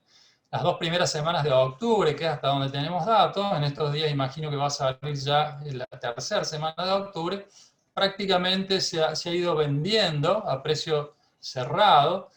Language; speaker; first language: Spanish; native; Spanish